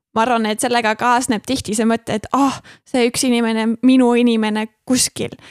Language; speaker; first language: Estonian; non-native, fluent; German